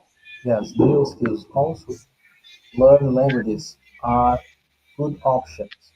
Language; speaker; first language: English; non-native, fluent; Portuguese